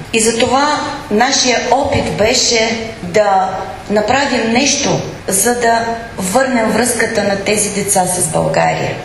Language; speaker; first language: Bulgarian; native; Bulgarian